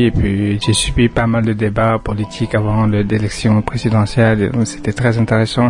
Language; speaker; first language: French; non-native, fluent; Tibetan